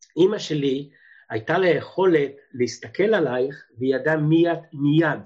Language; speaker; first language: Hebrew; early bilingual, other home language; Serbian